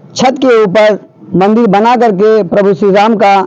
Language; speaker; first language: Hindi; native; Hindi